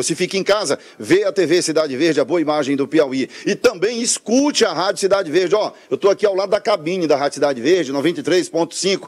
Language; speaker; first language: Portuguese; native; Portuguese